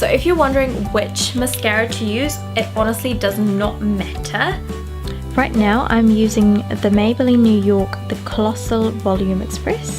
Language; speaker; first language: English; non-native, local second language; Sinhala